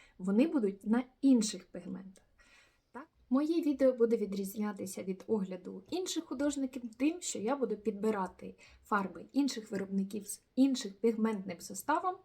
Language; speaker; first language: Ukrainian; native; Ukrainian